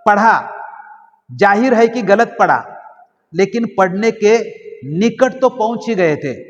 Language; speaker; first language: Hindi; non-native, local second language; Marathi